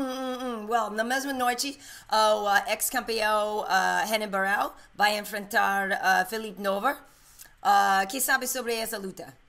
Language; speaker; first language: Portuguese; non-native, learner; English